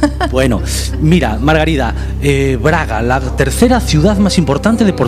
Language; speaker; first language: Spanish; native; Spanish